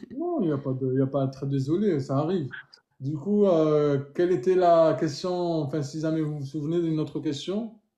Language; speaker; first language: French; native; French